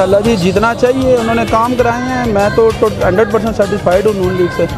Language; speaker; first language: Urdu; native; Urdu